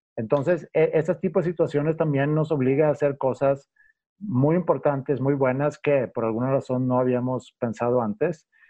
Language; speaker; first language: Spanish; non-native, fluent; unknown